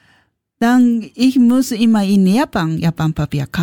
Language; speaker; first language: German; non-native, learner; Japanese